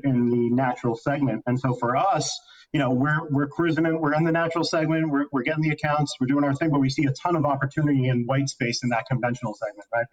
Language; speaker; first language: English; native; English